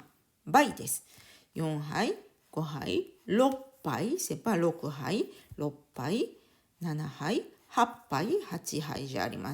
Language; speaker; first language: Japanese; native; Japanese